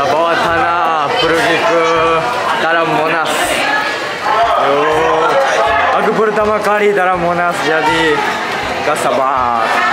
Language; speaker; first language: Indonesian; non-native, learner; Japanese